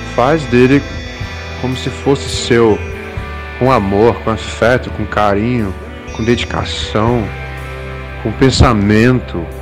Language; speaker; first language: Portuguese; early bilingual, other home language; English